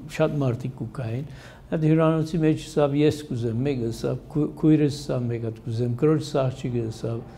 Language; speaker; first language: Armenian; early bilingual, heritage; Armenian